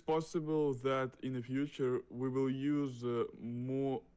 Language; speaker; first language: English; non-native, learner; Russian